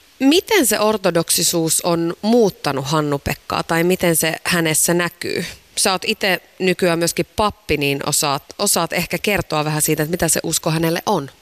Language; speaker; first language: Finnish; native; Finnish